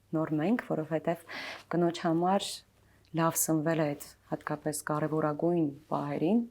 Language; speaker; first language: Armenian; native; Armenian